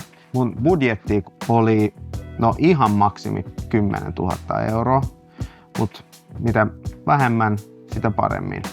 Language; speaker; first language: Finnish; non-native, local second language; Swedish